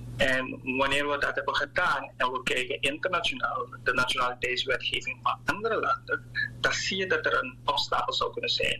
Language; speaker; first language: Dutch; native; Dutch